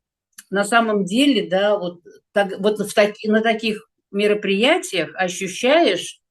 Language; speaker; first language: Russian; native; Russian